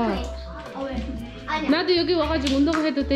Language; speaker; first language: Korean; non-native, fluent; Uzbek